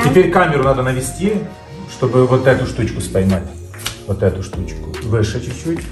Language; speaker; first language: Russian; native; Russian